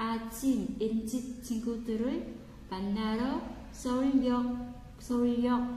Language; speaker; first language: Korean; non-native, fluent; Vietnamese